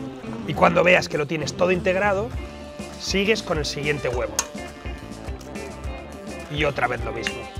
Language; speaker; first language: Spanish; native; Spanish